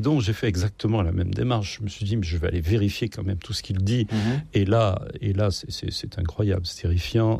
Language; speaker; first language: French; native; French